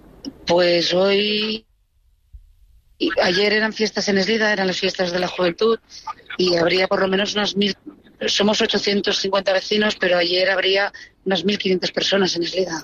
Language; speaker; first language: Spanish; native; Spanish